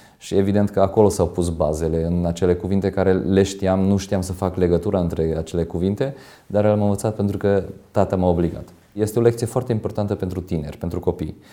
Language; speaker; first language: Romanian; non-native, local second language; Hungarian